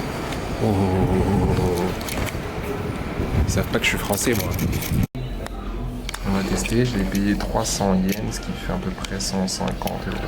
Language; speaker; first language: French; native; French